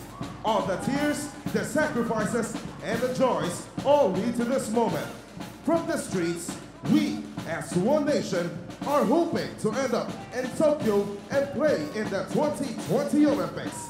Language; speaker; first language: English; non-native, local second language; Filipino